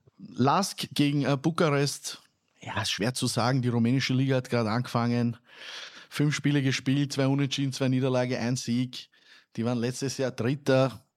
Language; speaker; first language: German; native; German